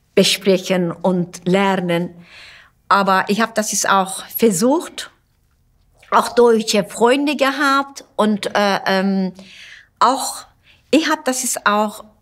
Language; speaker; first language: German; non-native, fluent; Turkish